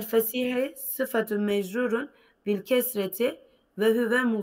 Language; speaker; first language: Arabic; non-native, learner; Turkish